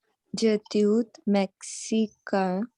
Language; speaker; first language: French; non-native, learner; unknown